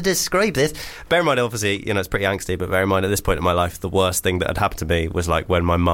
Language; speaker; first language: English; native; English